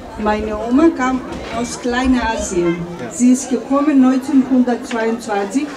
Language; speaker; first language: German; non-native, fluent; Greek